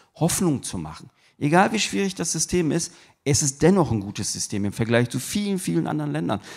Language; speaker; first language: German; early bilingual, other home language; Turkish